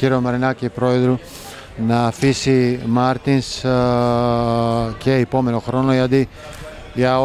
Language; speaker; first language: Greek; non-native, fluent; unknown